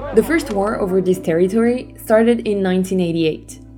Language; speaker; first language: English; early bilingual, other home language; Armenian